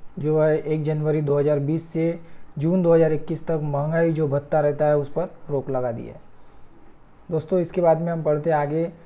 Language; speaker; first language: Hindi; non-native, local second language; Marathi